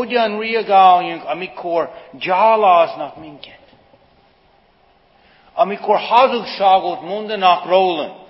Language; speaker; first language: Hungarian; non-native, fluent; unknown